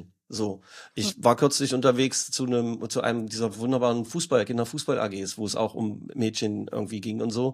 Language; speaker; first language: German; native; German